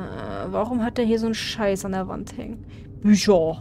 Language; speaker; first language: German; native; German